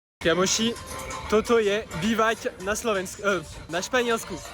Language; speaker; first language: Slovak; non-native, learner; French